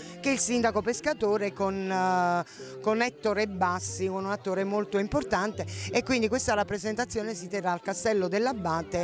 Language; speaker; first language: Italian; native; Italian